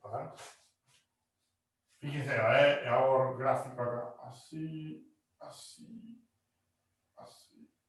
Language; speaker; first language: Spanish; native; Spanish